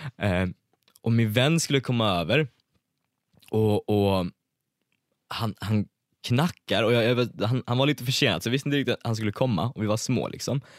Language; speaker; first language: Swedish; early bilingual, other home language; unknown